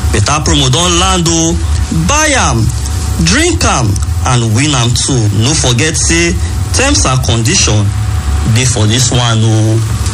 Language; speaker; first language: Nigerian Pidgin; native; Nigerian Pidgin